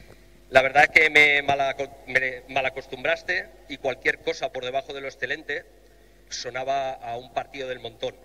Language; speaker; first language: Spanish; native; Spanish